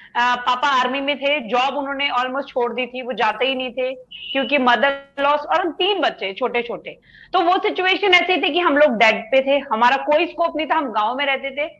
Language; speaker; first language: Hindi; native; Hindi